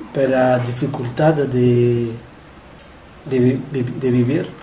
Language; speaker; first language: Spanish; non-native, learner; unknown